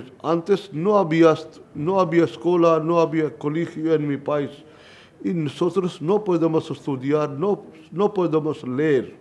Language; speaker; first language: Spanish; non-native, learner; Punjabi